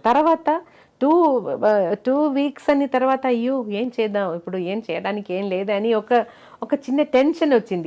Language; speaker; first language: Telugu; non-native, fluent; Malayalam